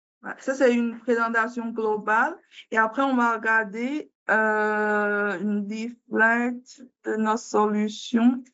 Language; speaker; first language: French; non-native, learner; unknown